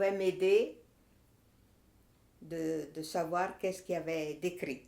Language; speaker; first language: French; non-native, fluent; Italian